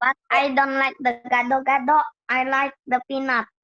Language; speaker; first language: English; non-native, learner; Indonesian